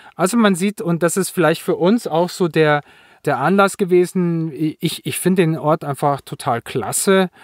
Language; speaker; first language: German; native; German